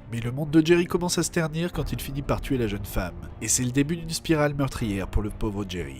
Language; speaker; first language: French; native; French